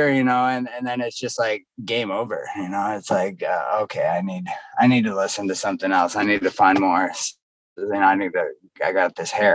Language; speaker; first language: English; native; English